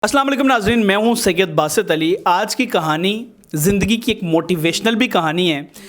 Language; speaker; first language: Urdu; native; Urdu